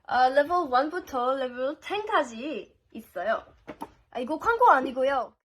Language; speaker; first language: Korean; non-native, fluent; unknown